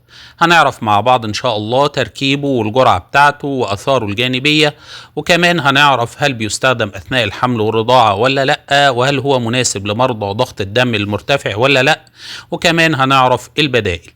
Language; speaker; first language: Arabic; native; Arabic